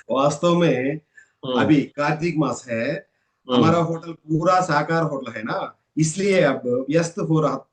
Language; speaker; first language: Hindi; non-native, learner; Telugu